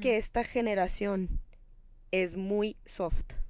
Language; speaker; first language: Spanish; early bilingual, heritage; Spanish